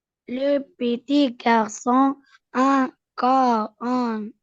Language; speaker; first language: French; non-native, learner; Arabic